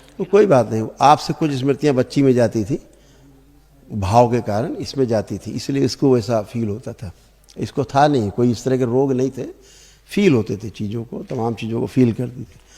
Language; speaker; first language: Hindi; native; Hindi